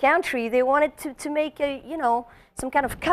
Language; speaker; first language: English; non-native, fluent; French